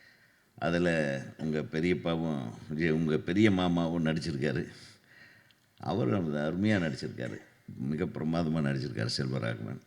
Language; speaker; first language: Tamil; native; Tamil